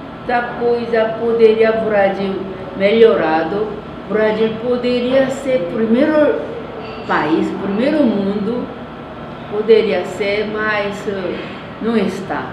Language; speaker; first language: Portuguese; non-native, learner; Korean